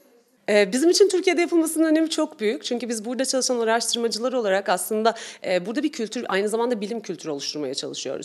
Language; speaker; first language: Turkish; native; Turkish